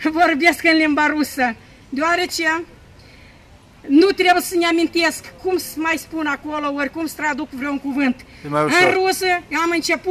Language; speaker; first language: Romanian; non-native, local second language; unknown